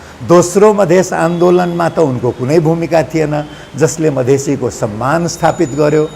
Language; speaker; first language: Nepali; non-native, local second language; Maithili